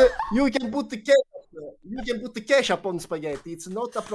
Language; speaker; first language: English; non-native, learner; Italian